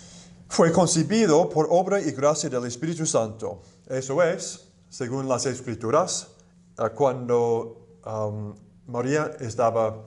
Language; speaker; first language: Spanish; non-native, fluent; English